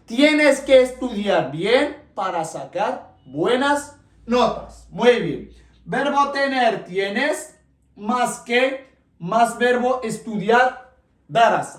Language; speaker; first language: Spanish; non-native, local second language; Arabic